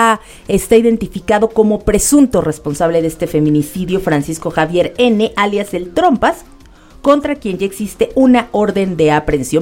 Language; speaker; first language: Spanish; native; Spanish